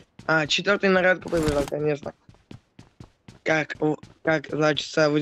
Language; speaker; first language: Russian; native; Russian